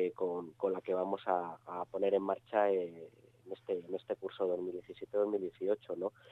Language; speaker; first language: Spanish; native; Spanish